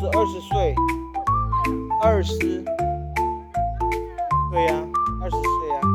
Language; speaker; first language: Chinese; non-native, learner; Filipino